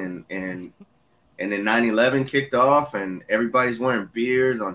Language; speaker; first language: English; early bilingual, other home language; Spanish